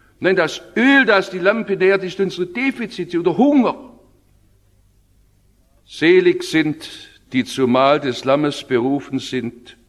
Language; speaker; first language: German; native; German